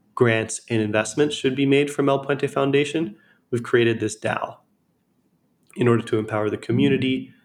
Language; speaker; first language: English; native; English